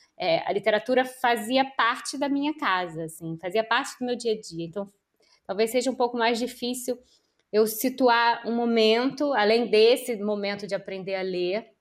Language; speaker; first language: Portuguese; native; Portuguese